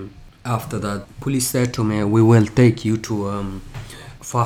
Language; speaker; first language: English; early bilingual, other home language; Persian